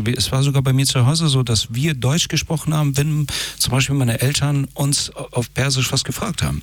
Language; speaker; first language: German; early bilingual, other home language; Persian